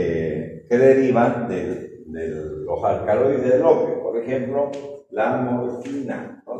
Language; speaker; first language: Spanish; native; Spanish